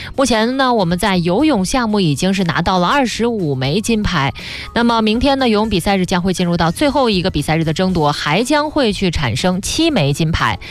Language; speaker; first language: Chinese; native; Chinese